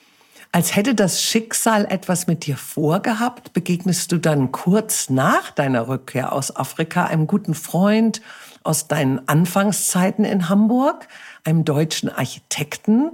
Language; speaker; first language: German; native; German